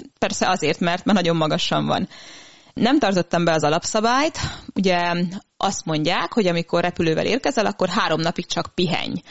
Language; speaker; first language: Hungarian; native; Hungarian